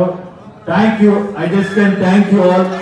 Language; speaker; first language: Telugu; non-native, learner; Kannada